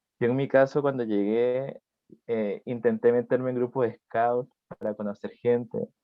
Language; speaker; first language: Spanish; native; Spanish